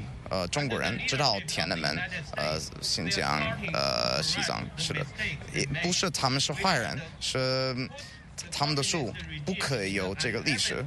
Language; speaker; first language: Chinese; non-native, learner; English